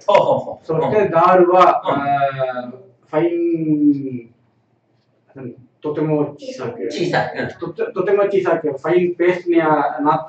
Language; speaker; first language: Japanese; non-native, learner; Tamil